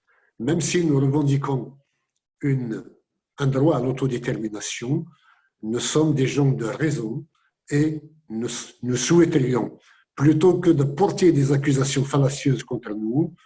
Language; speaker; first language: French; non-native, local second language; Kabyle